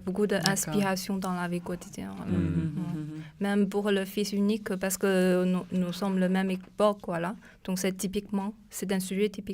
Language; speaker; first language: French; non-native, fluent; Chinese